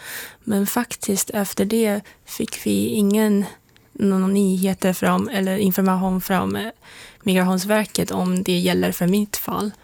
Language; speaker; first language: Swedish; non-native, fluent; Chinese